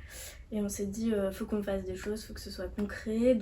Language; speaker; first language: French; native; French